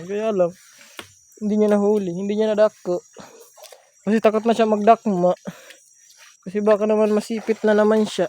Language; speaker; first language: Filipino; non-native, local second language; Masbatenyo